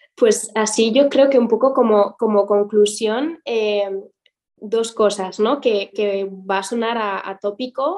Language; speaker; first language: Spanish; native; Spanish